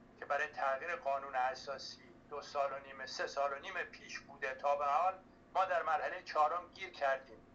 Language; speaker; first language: Persian; native; Persian